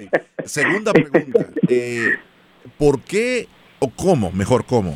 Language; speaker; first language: Spanish; native; Spanish